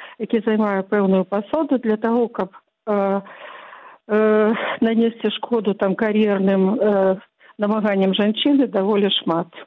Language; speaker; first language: Belarusian; non-native, local second language; Russian